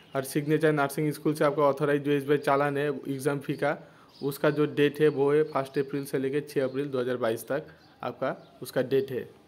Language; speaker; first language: Hindi; non-native, local second language; Bangla